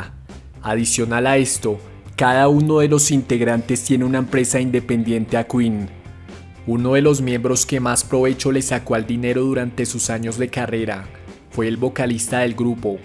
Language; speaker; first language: Spanish; native; Spanish